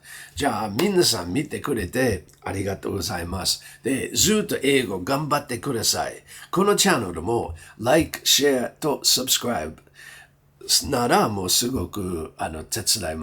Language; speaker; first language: Japanese; non-native, learner; English